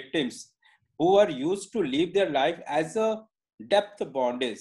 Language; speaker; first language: English; non-native, local second language; Hindi